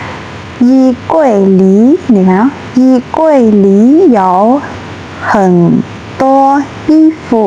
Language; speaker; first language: Chinese; non-native, fluent; Shan